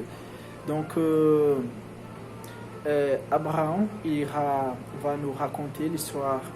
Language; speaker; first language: French; non-native, learner; Portuguese